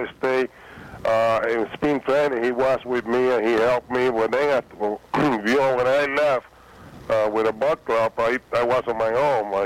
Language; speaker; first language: English; non-native, fluent; Spanish